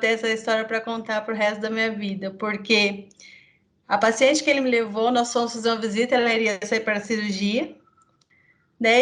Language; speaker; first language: Portuguese; native; Portuguese